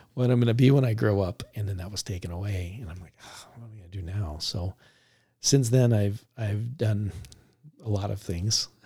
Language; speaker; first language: English; native; English